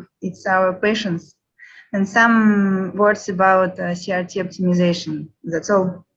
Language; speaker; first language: English; non-native, learner; Russian